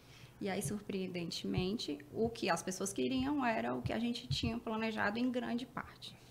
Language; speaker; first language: Portuguese; native; Portuguese